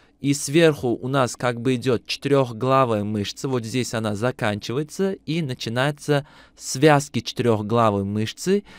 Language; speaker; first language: Russian; non-native, local second language; Uzbek